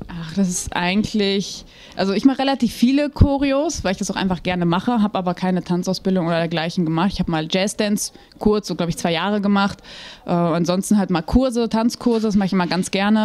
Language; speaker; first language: German; native; German